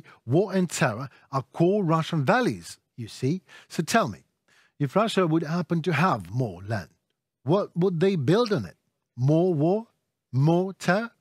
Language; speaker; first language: English; non-native, fluent; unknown